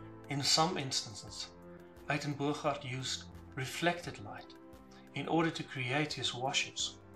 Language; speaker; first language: English; non-native, local second language; Afrikaans